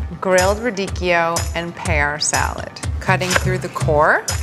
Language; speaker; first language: English; native; English